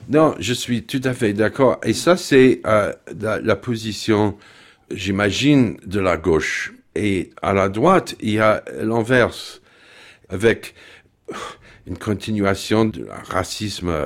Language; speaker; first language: French; non-native, fluent; English